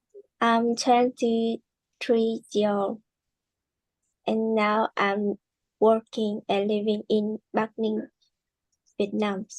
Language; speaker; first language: English; non-native, learner; Vietnamese